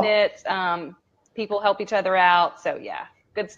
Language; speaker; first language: English; native; English